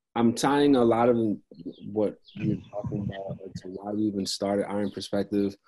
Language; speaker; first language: English; native; English